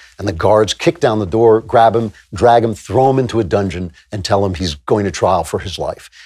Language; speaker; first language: English; native; English